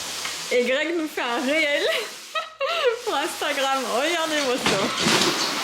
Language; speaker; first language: French; native; French